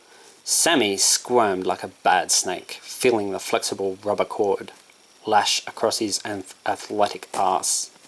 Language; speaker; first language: English; native; English